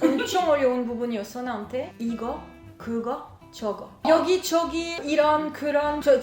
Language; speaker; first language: Korean; non-native, learner; French